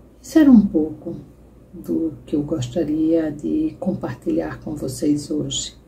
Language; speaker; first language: Portuguese; native; Portuguese